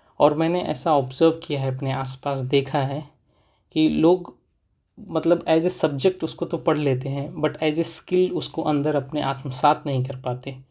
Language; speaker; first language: Hindi; native; Hindi